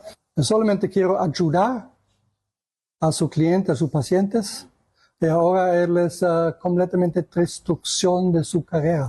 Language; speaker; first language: Spanish; non-native, learner; German